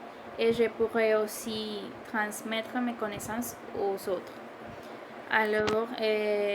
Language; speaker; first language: French; non-native, learner; Spanish